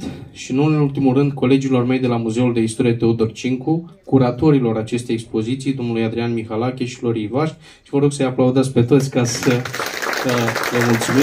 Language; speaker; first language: Romanian; native; Romanian